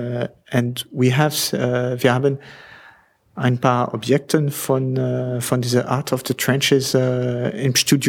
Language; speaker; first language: German; non-native, learner; French